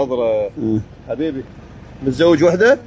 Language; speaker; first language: Arabic; native; Arabic